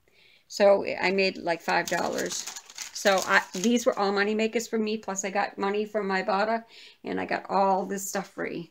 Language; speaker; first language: English; native; English